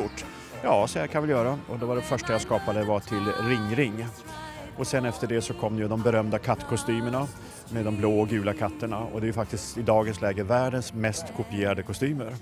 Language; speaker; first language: Swedish; native; Swedish